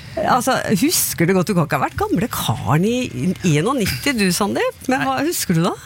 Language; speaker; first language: Norwegian; native; Norwegian